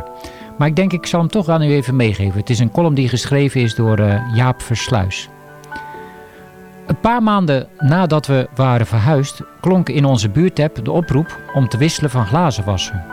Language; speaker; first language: Dutch; native; Dutch